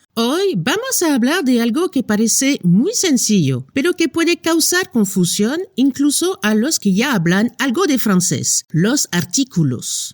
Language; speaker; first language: Spanish; non-native, fluent; French